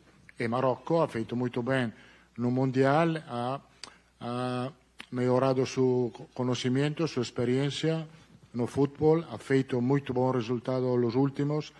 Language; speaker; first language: Portuguese; non-native, fluent; Italian